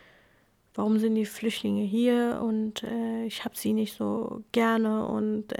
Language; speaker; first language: German; non-native, fluent; Kurdish